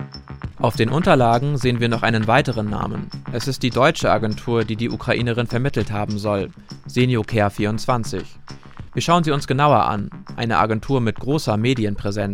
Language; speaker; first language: German; native; German